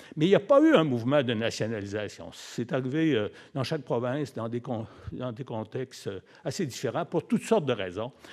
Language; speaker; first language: French; native; French